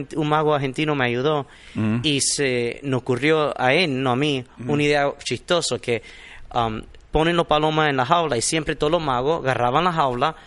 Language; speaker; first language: Spanish; early bilingual, heritage; Spanish